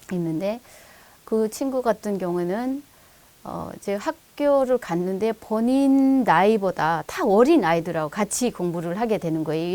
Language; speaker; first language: Korean; non-native, fluent; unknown